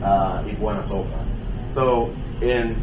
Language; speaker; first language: Spanish; non-native, learner; English